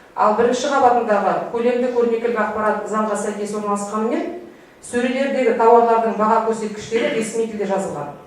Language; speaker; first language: Kazakh; native; Kazakh